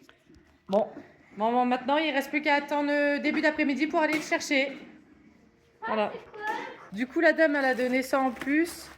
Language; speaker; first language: French; native; French